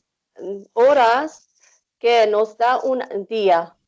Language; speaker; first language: Spanish; non-native, fluent; Persian